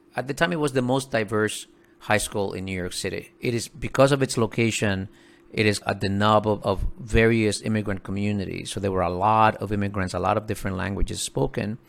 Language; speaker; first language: English; early bilingual, other home language; Spanish